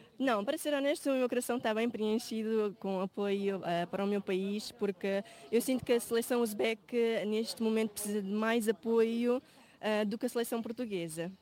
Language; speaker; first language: Portuguese; early bilingual, other home language; Uzbek